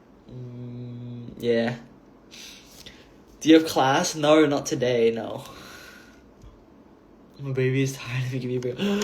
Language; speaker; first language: English; native; English